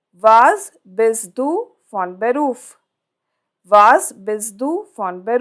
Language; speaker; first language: German; non-native, fluent; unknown